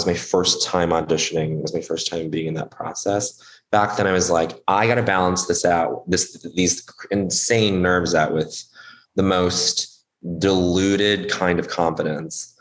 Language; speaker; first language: English; native; English